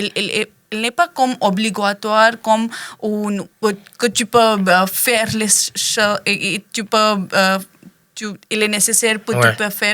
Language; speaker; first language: French; non-native, learner; Hindi